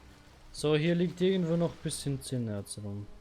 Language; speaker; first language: German; native; German